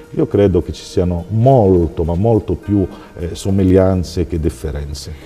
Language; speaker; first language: Italian; non-native, fluent; Arabic